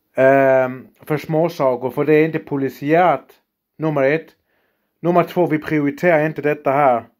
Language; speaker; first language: Swedish; native; Swedish